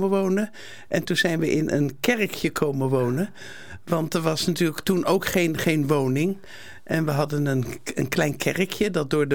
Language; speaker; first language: Dutch; native; Dutch